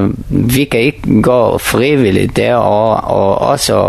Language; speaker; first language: Danish; non-native, learner; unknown